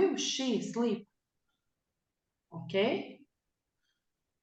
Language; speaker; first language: English; non-native, fluent; Portuguese